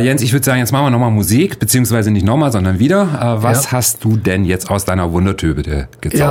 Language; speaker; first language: German; native; German